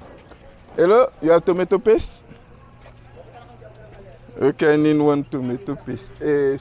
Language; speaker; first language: English; non-native, fluent; French